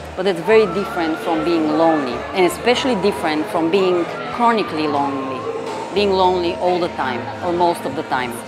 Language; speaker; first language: English; non-native, fluent; Bulgarian